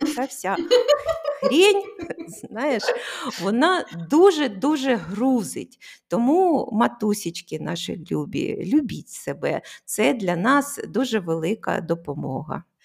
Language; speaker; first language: Ukrainian; non-native, local second language; Russian